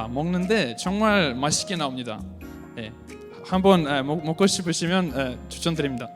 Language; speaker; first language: Korean; non-native, fluent; Russian